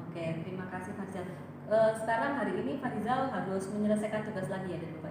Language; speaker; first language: Indonesian; native; Indonesian